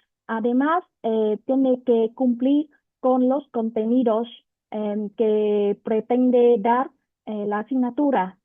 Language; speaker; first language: Spanish; non-native, fluent; Vietnamese